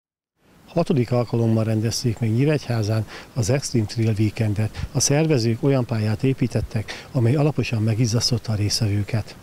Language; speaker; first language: Hungarian; native; Hungarian